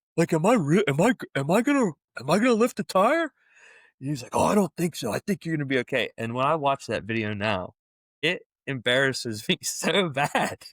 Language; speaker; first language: English; native; English